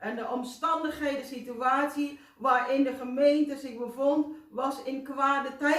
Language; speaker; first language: Dutch; non-native, fluent; Indonesian